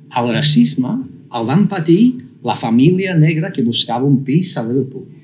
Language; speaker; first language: Catalan; non-native, fluent; English